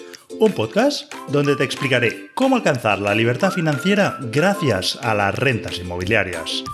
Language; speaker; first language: Spanish; native; Spanish